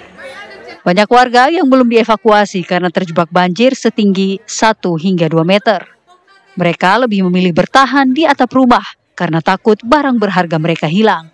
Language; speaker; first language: Indonesian; native; Indonesian